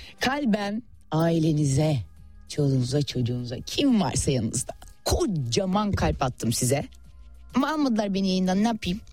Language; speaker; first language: Turkish; native; Turkish